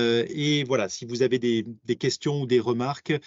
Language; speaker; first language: French; native; French